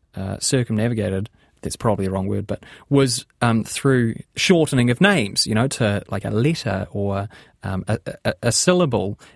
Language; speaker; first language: English; native; English